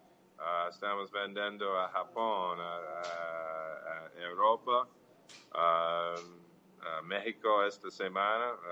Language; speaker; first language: Portuguese; non-native, fluent; English